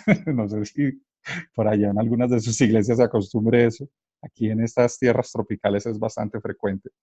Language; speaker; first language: Spanish; native; Spanish